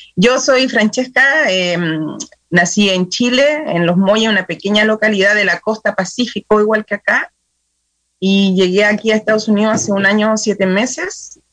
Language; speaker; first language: Spanish; native; Spanish